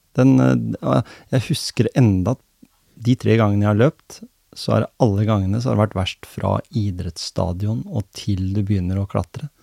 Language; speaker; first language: Norwegian; native; Norwegian